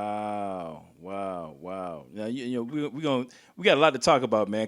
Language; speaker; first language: English; native; English